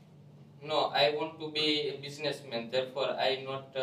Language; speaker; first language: English; non-native, learner; Gujarati